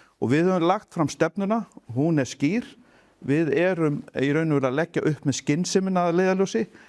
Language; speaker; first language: Icelandic; native; Icelandic